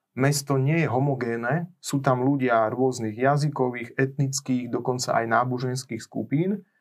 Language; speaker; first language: Slovak; native; Slovak